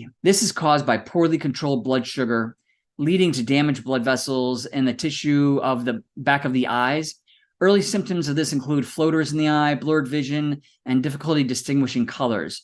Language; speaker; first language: English; native; English